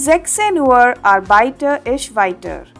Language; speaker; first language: German; non-native, fluent; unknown